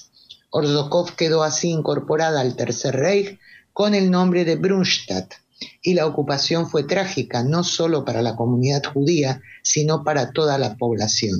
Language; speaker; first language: Spanish; native; Spanish